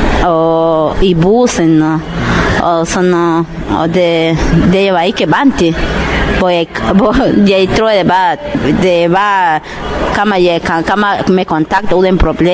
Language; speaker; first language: Danish; non-native, learner; Spanish